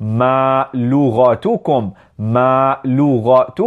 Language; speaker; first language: Arabic; non-native, fluent; English